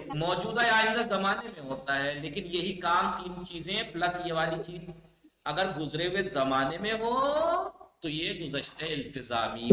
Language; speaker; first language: Urdu; native; Urdu